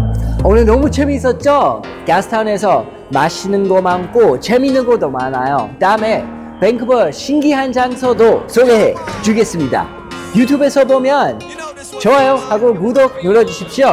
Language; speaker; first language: Korean; non-native, fluent; English